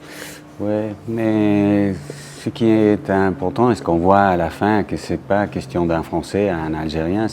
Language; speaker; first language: French; non-native, fluent; English